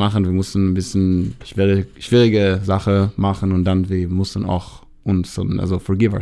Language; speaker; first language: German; non-native, learner; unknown